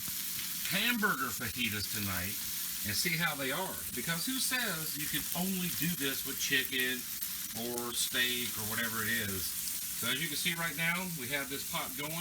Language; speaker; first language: English; native; English